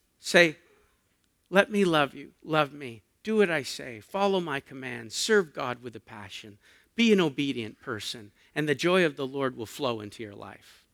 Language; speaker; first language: English; native; English